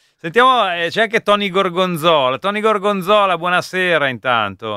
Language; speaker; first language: Italian; native; Italian